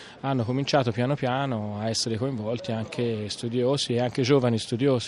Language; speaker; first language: Italian; native; Italian